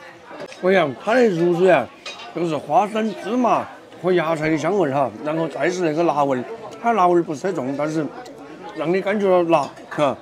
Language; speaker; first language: Chinese; native; Chinese